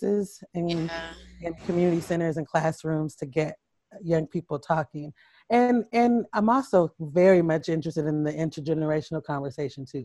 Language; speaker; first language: English; native; English